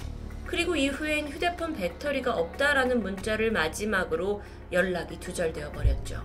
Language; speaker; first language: Korean; native; Korean